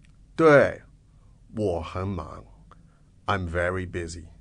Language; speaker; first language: Chinese; non-native, fluent; English